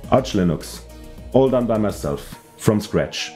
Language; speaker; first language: English; non-native, fluent; German